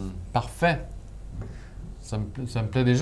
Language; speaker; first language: French; native; French